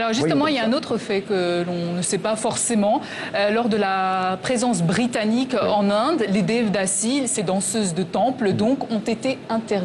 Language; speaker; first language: French; native; French